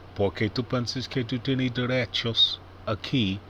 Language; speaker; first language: Spanish; non-native, learner; English